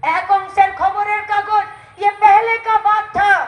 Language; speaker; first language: Hindi; non-native, local second language; Bangla